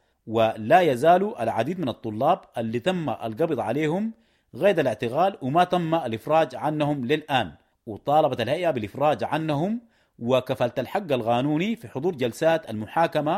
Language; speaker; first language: Arabic; native; Arabic